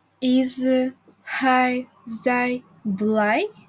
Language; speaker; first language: Dutch; non-native, fluent; Russian